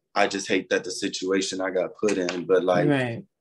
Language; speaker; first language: English; native; English